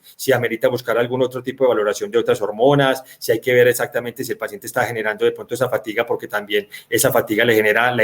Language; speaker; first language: Spanish; native; Spanish